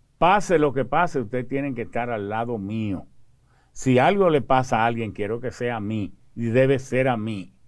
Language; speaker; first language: Spanish; early bilingual, other home language; French